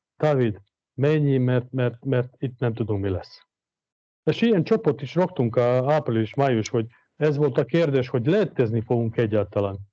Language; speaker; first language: Hungarian; non-native, fluent; Serbian